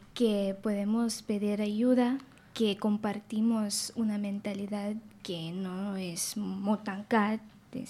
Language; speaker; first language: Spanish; non-native, learner; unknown